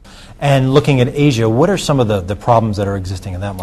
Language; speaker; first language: English; native; English